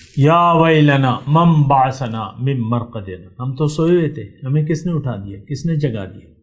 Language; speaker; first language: Urdu; non-native, local second language; Pashto